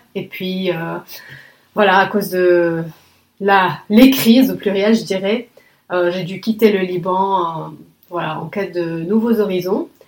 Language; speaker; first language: French; non-native, local second language; Arabic